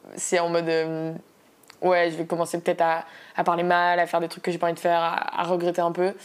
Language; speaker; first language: French; native; French